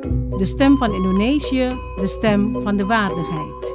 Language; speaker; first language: Dutch; non-native, fluent; Indonesian